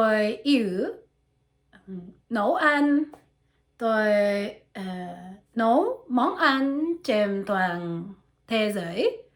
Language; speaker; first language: Vietnamese; non-native, learner; French